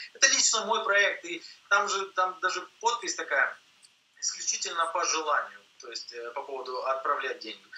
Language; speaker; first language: Russian; native; Russian